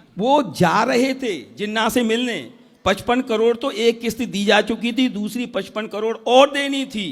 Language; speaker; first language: Hindi; native; Hindi